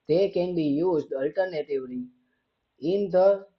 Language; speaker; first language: English; non-native, local second language; Gujarati